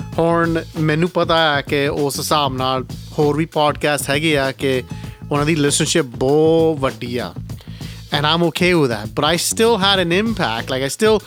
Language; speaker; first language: Punjabi; early bilingual, heritage; Punjabi